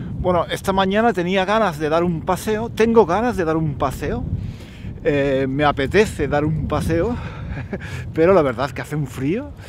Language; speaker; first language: Spanish; native; Spanish